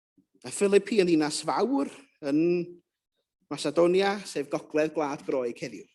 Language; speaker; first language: Welsh; native; Welsh